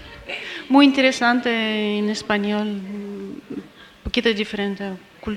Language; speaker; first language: Spanish; non-native, learner; Russian